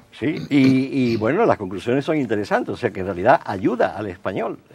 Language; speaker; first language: Spanish; native; Spanish